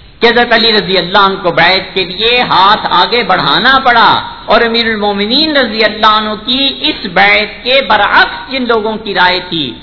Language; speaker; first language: Urdu; native; Urdu